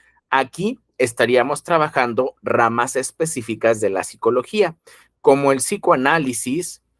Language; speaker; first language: Spanish; native; Spanish